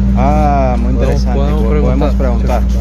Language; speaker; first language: Spanish; native; Spanish